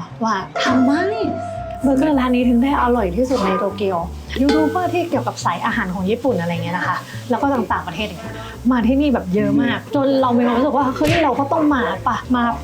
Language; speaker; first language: Thai; native; Thai